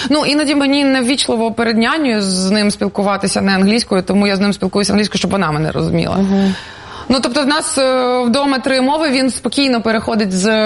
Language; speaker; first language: Ukrainian; non-native, local second language; Russian